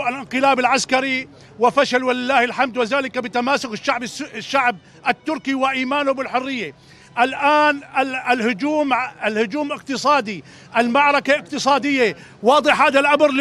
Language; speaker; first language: Arabic; native; Arabic